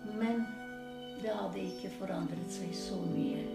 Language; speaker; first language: Norwegian; non-native, fluent; Macedonian